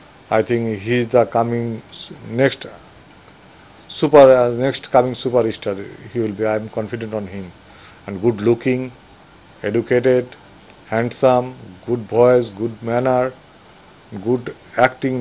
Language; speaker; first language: English; non-native, local second language; Bangla